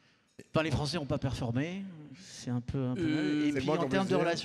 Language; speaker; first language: French; native; French